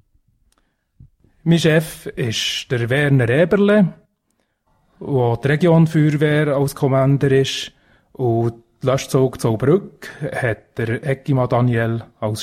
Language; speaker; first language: German; native; German